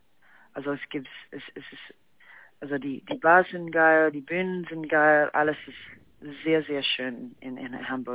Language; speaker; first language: German; non-native, fluent; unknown